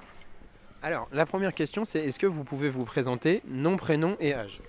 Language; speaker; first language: French; native; French